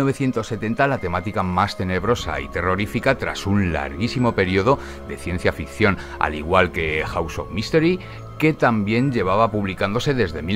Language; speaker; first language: Spanish; native; Spanish